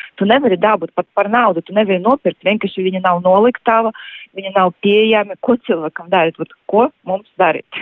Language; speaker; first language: Latvian; non-native, local second language; Russian